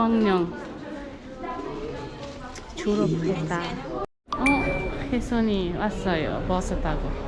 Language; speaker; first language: Korean; non-native, learner; Uzbek